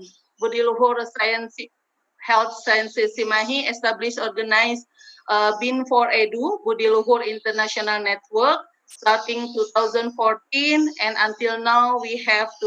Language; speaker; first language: English; non-native, learner; Indonesian